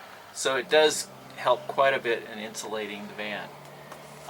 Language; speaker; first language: English; native; English